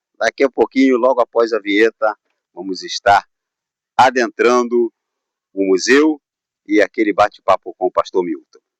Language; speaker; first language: Portuguese; native; Portuguese